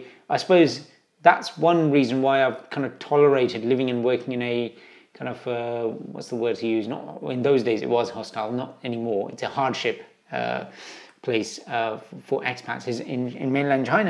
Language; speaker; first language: English; native; English